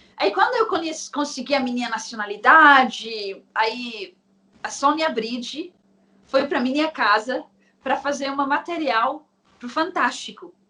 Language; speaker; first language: Portuguese; non-native, fluent; Arabic